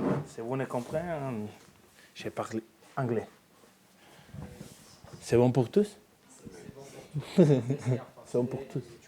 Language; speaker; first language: French; non-native, learner; Spanish